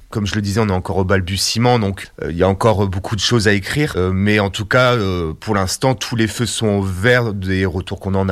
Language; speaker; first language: French; native; French